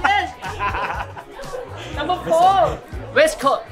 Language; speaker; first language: English; non-native, learner; Thai